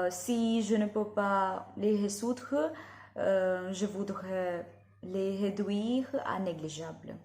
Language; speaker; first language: French; non-native, learner; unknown